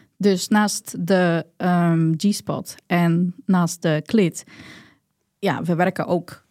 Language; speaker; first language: Dutch; non-native, fluent; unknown